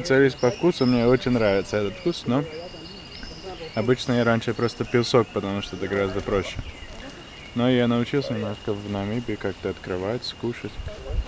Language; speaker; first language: Russian; non-native, fluent; English